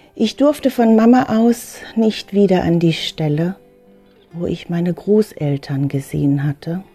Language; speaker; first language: German; early bilingual, other home language; Filipino